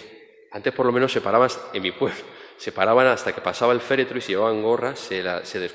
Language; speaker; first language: Spanish; native; Spanish